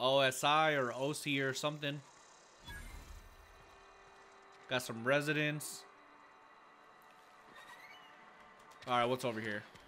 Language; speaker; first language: English; native; English